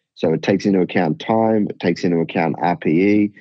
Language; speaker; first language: English; native; English